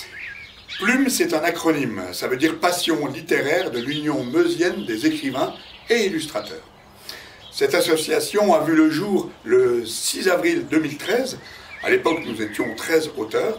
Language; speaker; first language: French; native; French